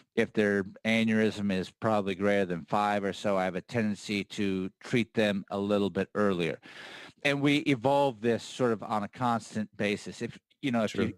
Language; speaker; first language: English; native; English